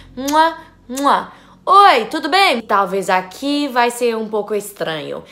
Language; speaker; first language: Portuguese; non-native, learner; English